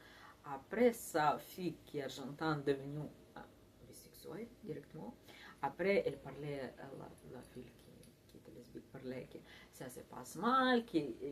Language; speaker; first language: French; non-native, learner; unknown